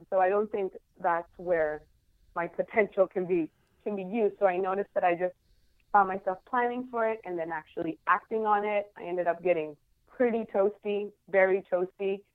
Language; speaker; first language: English; non-native, fluent; Spanish